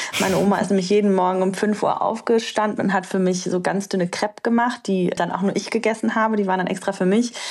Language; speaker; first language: German; early bilingual, other home language; Romanian